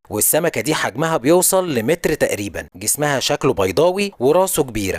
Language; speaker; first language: Arabic; native; Arabic